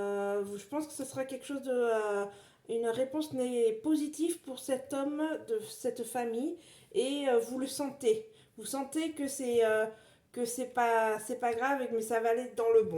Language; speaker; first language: French; native; French